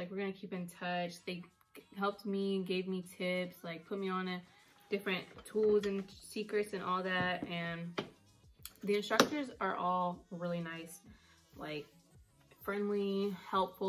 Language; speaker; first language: English; native; English